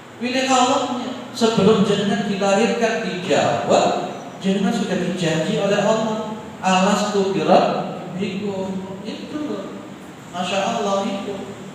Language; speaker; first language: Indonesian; non-native, local second language; Javanese